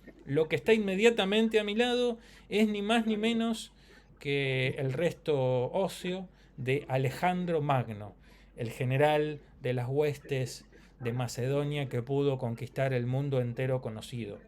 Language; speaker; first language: Spanish; native; Spanish